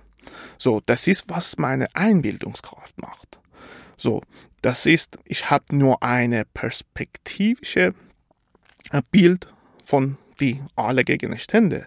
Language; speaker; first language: German; non-native, fluent; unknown